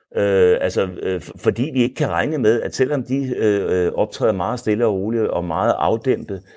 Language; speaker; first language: Danish; non-native, fluent; Dutch